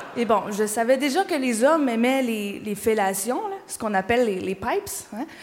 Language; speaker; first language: French; native; French